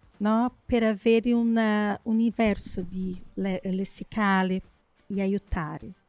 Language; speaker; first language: Italian; non-native, fluent; Portuguese